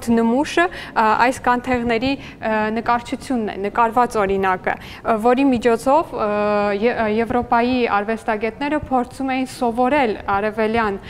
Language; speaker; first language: Armenian; native; Armenian